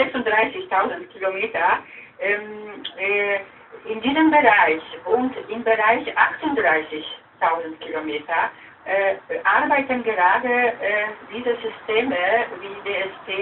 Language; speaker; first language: German; non-native, fluent; Polish